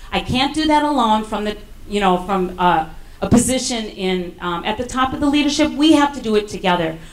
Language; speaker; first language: English; native; English